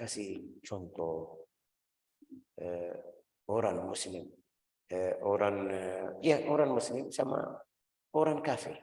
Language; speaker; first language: Indonesian; non-native, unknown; Arabic